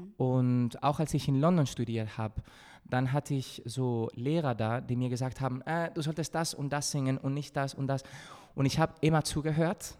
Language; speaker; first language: German; non-native, fluent; Spanish